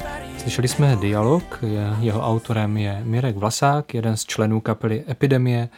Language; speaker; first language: Czech; native; Czech